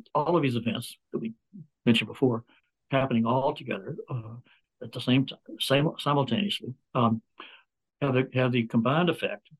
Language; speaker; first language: English; native; English